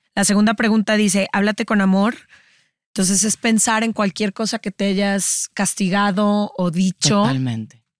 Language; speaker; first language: Spanish; native; Spanish